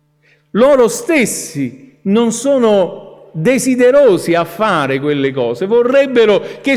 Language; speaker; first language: Italian; native; Italian